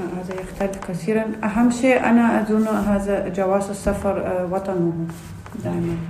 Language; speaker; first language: Arabic; non-native, learner; Russian